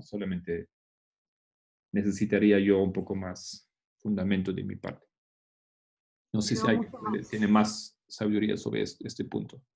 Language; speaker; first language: Spanish; non-native, fluent; Portuguese